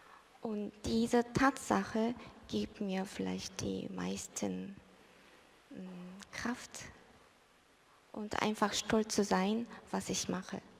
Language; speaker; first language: German; early bilingual, other home language; Korean